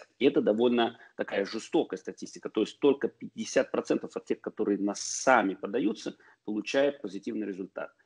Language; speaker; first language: Russian; early bilingual, heritage; Russian